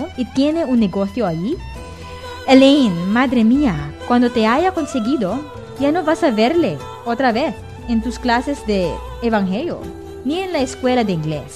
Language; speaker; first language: Spanish; non-native, fluent; Filipino